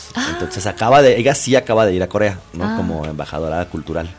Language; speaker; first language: Spanish; native; Spanish